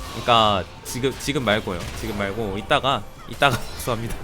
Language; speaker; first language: Korean; native; Korean